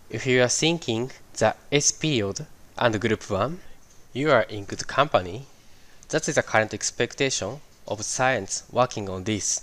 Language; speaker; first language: English; non-native, fluent; Japanese